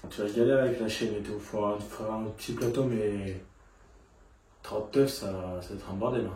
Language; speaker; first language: French; native; French